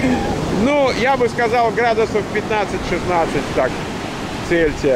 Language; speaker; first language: Russian; native; Russian